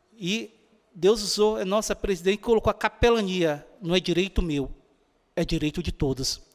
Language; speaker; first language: Portuguese; native; Portuguese